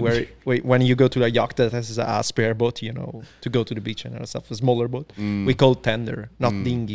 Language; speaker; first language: English; non-native, fluent; Italian